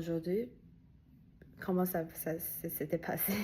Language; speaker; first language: French; non-native, learner; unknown